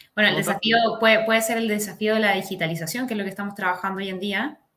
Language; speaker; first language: Spanish; native; Spanish